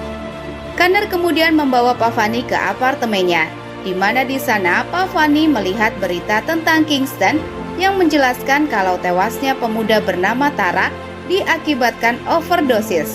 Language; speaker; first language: Indonesian; native; Indonesian